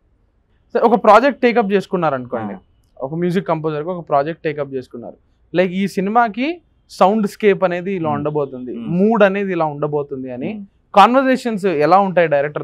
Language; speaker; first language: Telugu; native; Telugu